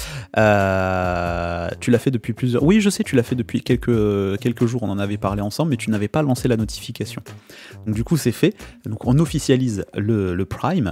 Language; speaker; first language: French; native; French